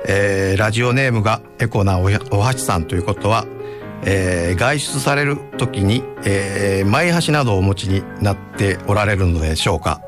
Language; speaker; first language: Japanese; native; Japanese